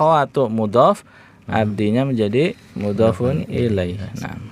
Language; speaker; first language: Indonesian; native; Indonesian